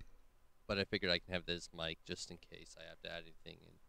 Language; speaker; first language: English; native; English